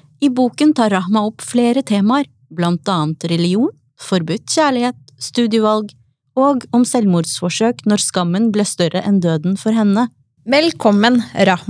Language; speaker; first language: Norwegian; native; Norwegian